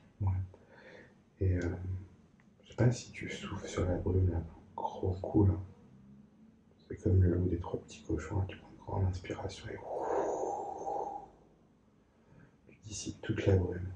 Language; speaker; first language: French; native; French